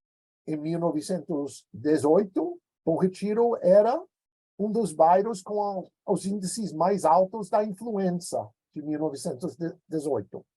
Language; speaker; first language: Portuguese; non-native, fluent; English